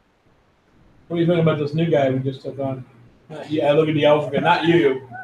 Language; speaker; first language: English; native; English